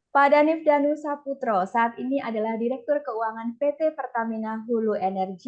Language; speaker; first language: Indonesian; native; Indonesian